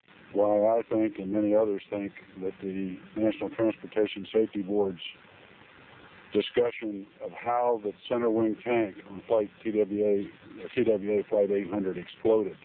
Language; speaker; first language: English; native; English